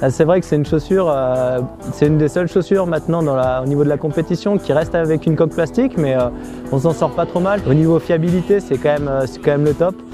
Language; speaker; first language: French; native; French